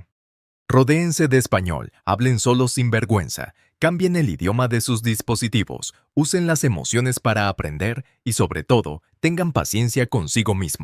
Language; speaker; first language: Spanish; non-native, fluent; English